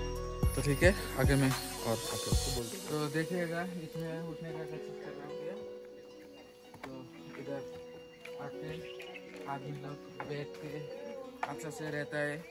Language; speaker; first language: Hindi; non-native, local second language; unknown